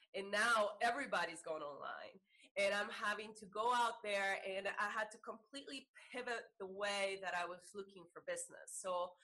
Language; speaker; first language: English; non-native, fluent; Spanish